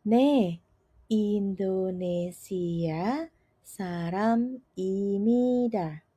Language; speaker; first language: Korean; non-native, fluent; Indonesian